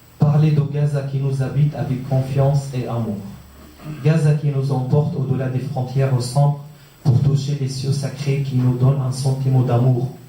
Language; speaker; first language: French; non-native, fluent; Arabic